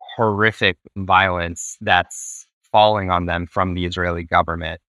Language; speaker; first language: English; native; English